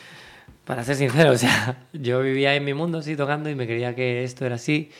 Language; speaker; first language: Spanish; native; Spanish